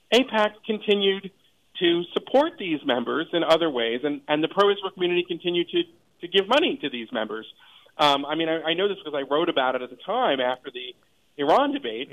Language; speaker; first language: English; native; English